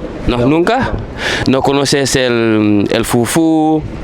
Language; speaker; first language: Spanish; non-native, fluent; Fula